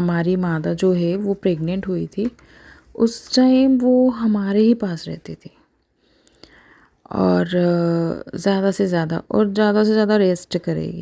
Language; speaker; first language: Hindi; native; Hindi